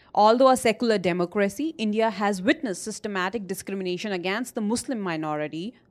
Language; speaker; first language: English; non-native, local second language; Hindi